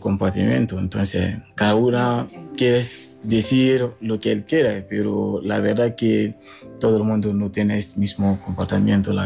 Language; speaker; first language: Spanish; non-native, learner; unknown